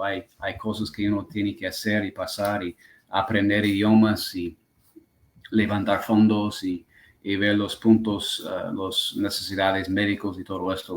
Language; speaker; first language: Spanish; non-native, fluent; English